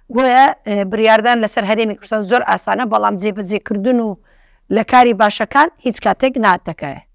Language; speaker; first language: Central Kurdish; non-native, local second language; Turkish